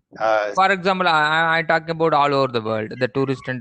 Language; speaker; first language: English; non-native, learner; Tamil